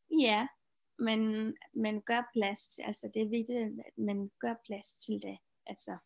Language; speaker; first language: Danish; non-native, fluent; Romanian